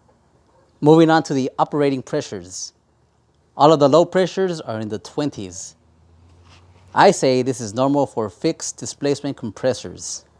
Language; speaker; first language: English; native; English